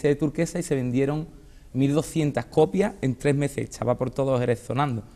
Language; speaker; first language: Spanish; native; Spanish